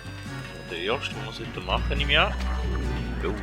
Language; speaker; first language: German; native; German